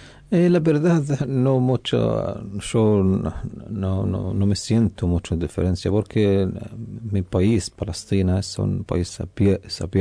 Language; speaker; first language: Spanish; non-native, local second language; Arabic